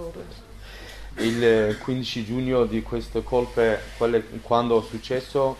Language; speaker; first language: Italian; non-native, learner; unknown